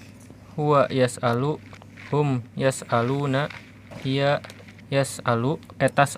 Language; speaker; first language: Arabic; non-native, learner; Indonesian